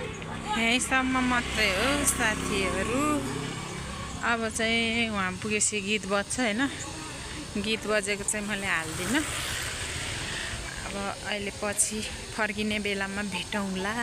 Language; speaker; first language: Nepali; native; Nepali